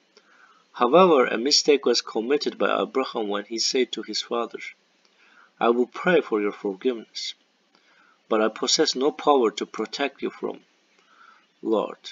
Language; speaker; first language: English; non-native, fluent; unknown